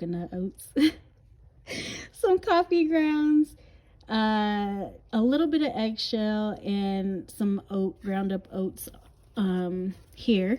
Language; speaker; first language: English; native; English